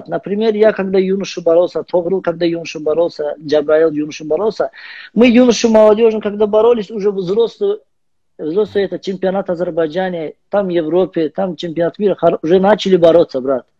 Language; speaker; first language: Russian; non-native, learner; Azerbaijani